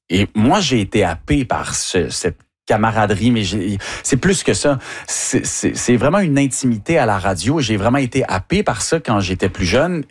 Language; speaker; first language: French; native; French